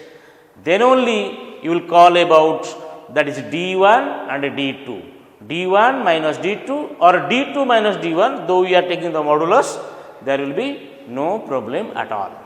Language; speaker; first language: English; non-native, local second language; Odia